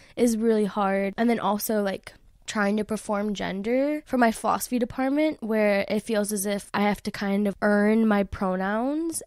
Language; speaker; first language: English; native; English